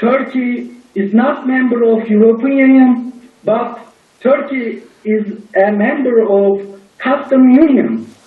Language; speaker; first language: English; non-native, learner; Turkish